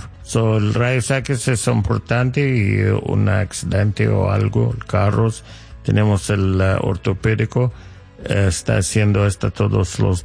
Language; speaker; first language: Spanish; non-native, learner; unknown